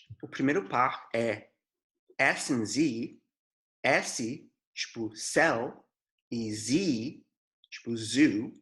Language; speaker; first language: Portuguese; non-native, fluent; English